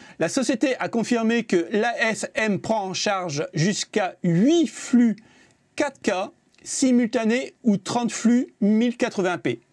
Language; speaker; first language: French; native; French